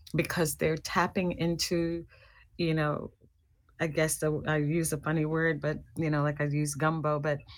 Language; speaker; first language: English; native; English